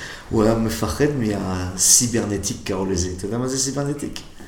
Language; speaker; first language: Hebrew; non-native, fluent; French